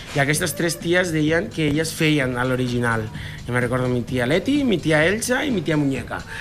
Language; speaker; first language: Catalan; non-native, fluent; Spanish